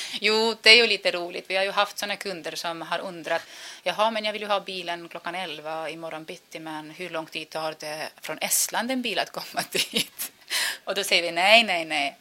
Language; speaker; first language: Swedish; non-native, fluent; Estonian